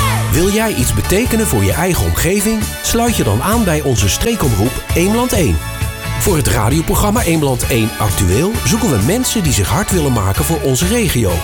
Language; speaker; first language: Dutch; native; Dutch